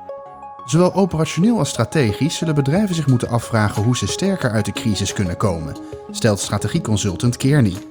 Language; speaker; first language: Dutch; native; Dutch